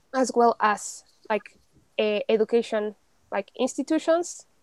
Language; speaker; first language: English; non-native, fluent; Spanish